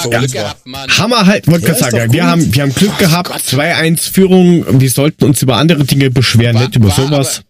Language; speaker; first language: German; native; German